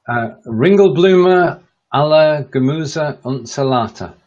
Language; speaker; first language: German; non-native, learner; English